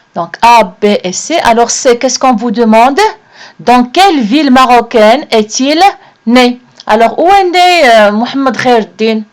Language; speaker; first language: French; non-native, local second language; Arabic